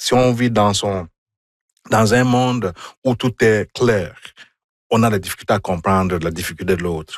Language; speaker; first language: French; non-native, fluent; Igbo